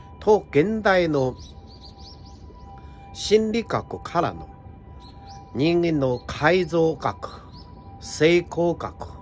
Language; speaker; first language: Japanese; non-native, fluent; Chinese